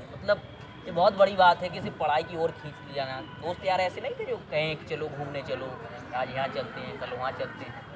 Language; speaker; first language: Hindi; native; Hindi